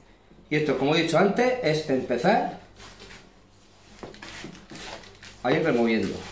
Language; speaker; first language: Spanish; native; Spanish